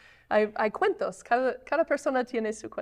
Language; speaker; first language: Spanish; non-native, fluent; English